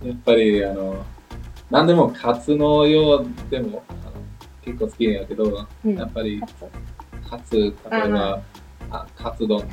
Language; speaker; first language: Japanese; non-native, learner; English